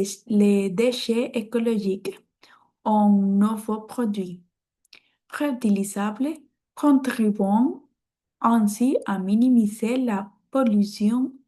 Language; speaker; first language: French; non-native, learner; Spanish